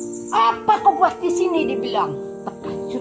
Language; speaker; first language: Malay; non-native, local second language; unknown